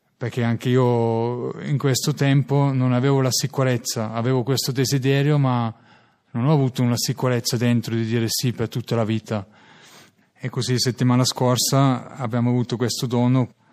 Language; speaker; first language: Italian; non-native, learner; German